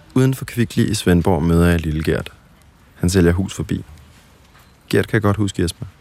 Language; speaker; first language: Danish; native; Danish